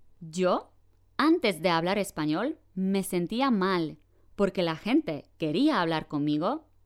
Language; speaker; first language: Spanish; non-native, fluent; Polish